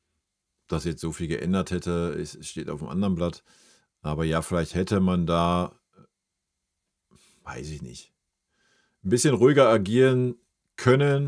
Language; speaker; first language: German; native; German